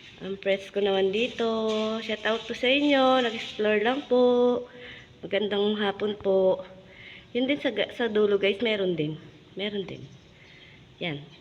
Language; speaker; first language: Filipino; native; Filipino